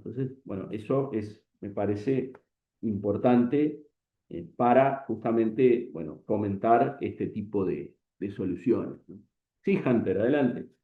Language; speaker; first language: Spanish; native; Spanish